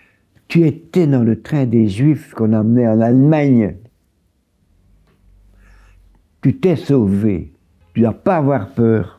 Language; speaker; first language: French; native; French